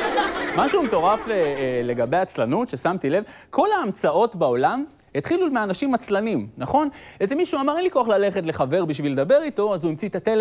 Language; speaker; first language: Hebrew; native; Hebrew